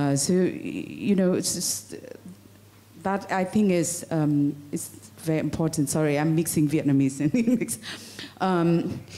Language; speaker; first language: English; non-native, fluent; Vietnamese